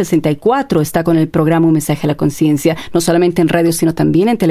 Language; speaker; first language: Spanish; native; Spanish